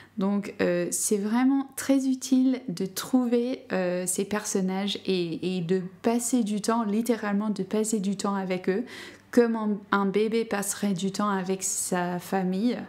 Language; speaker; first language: French; non-native, fluent; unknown